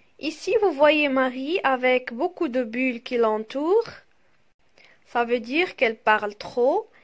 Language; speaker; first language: French; non-native, local second language; Arabic